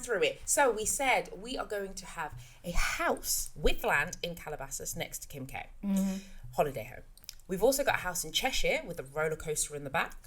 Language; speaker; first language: English; native; English